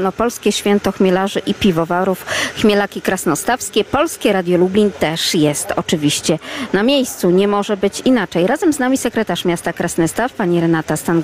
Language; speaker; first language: Polish; native; Polish